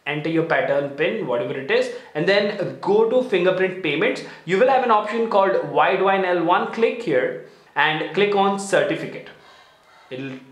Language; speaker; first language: English; non-native, local second language; Hindi